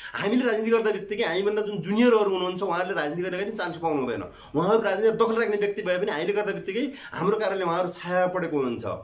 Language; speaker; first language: Nepali; native; Nepali